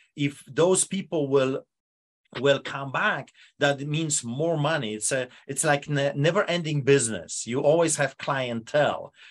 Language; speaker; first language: English; non-native, fluent; Polish